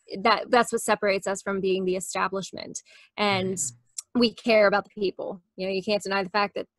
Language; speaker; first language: English; native; English